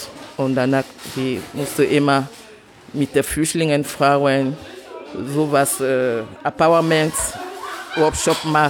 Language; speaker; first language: German; non-native, learner; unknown